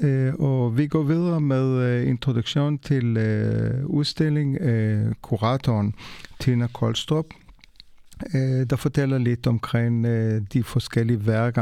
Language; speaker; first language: Danish; non-native, fluent; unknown